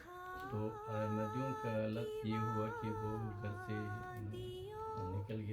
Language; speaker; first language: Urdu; non-native, learner; Pashto